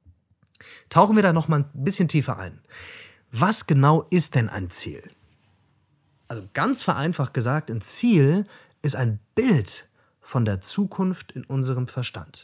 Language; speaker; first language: German; native; German